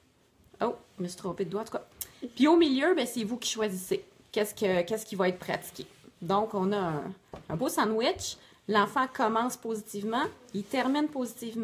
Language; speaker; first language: French; native; French